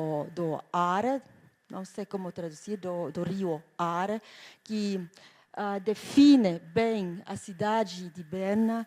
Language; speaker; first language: Portuguese; non-native, fluent; German